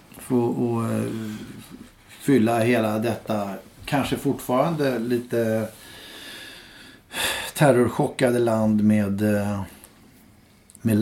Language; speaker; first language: Swedish; native; Swedish